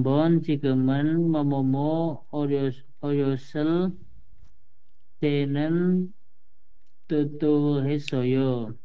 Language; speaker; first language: Korean; non-native, learner; Indonesian